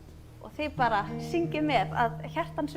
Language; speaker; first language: Icelandic; native; Icelandic